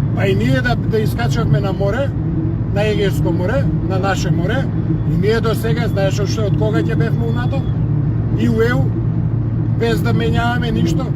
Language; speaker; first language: Macedonian; non-native, local second language; Serbian